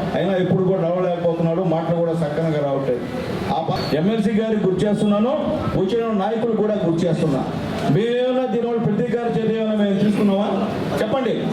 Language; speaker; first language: Telugu; native; Telugu